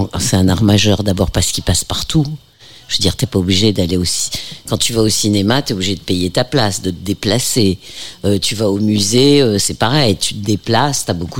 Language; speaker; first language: French; early bilingual, heritage; French